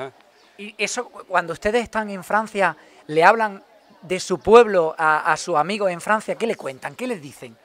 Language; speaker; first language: Spanish; native; Spanish